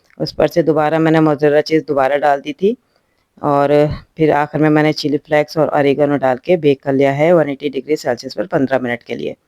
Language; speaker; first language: Hindi; native; Hindi